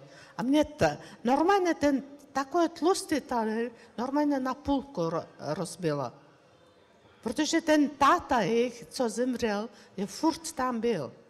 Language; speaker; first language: Czech; non-native, learner; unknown